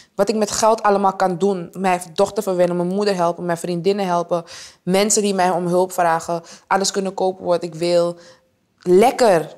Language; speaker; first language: Dutch; early bilingual, other home language; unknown